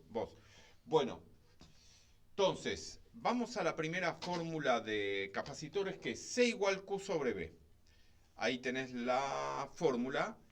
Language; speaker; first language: Spanish; native; Spanish